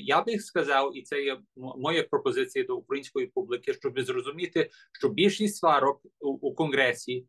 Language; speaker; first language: Ukrainian; early bilingual, heritage; English